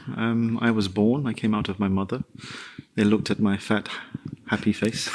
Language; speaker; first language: English; native; English